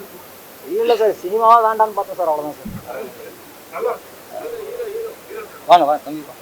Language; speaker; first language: Tamil; native; Tamil